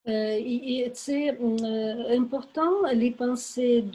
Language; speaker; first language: French; non-native, learner; Ukrainian